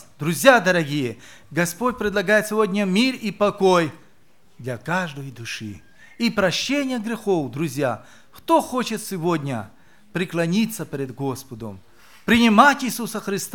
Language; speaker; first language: Russian; non-native, local second language; Romany